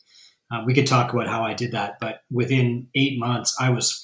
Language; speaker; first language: English; native; English